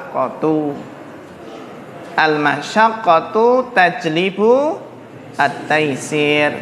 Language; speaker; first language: Arabic; non-native, fluent; Indonesian